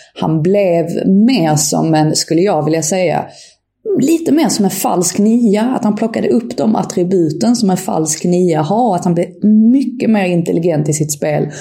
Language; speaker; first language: Swedish; native; Swedish